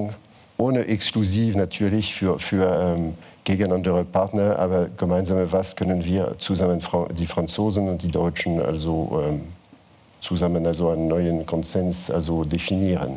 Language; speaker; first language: German; non-native, fluent; French